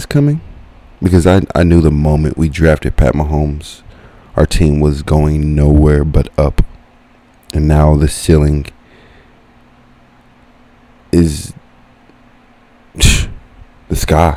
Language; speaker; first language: English; native; English